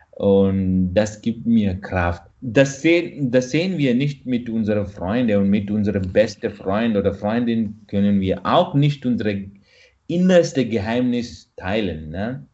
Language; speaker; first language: German; non-native, fluent; Malayalam